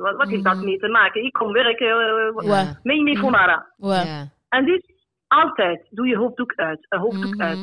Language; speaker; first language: Dutch; non-native, local second language; French